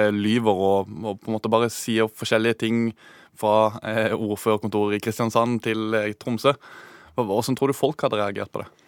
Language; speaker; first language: Norwegian; native; Norwegian